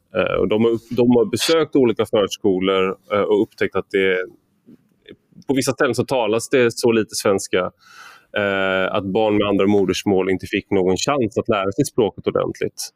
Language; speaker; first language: Swedish; native; Swedish